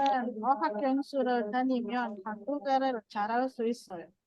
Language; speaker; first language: Korean; non-native, learner; Indonesian